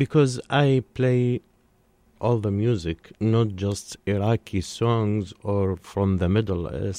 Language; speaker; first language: English; non-native, learner; Arabic